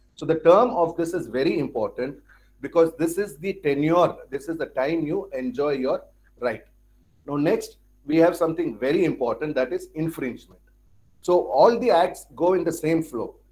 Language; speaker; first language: English; non-native, local second language; Tamil